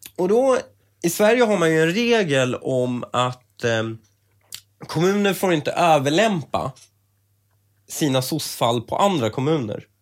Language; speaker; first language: Swedish; early bilingual, other home language; Persian